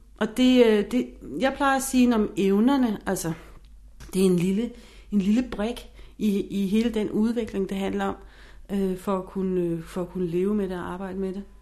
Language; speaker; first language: Danish; non-native, fluent; English